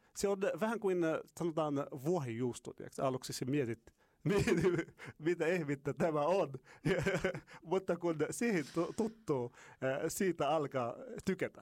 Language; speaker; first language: Finnish; non-native, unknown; Arabic